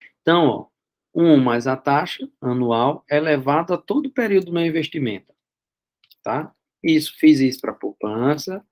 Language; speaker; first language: Portuguese; native; Portuguese